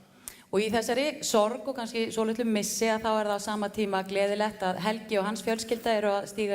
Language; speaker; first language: Icelandic; native; Icelandic